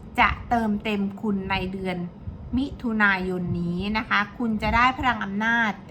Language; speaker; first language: Thai; native; Thai